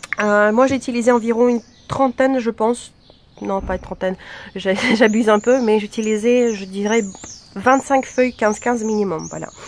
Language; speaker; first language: French; non-native, fluent; Russian